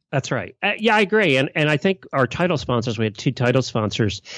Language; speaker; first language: English; native; English